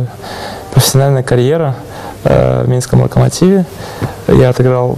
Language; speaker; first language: Polish; non-native, learner; Russian